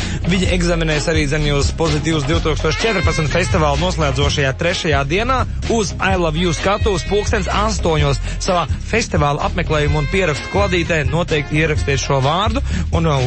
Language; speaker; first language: Latvian; native; Latvian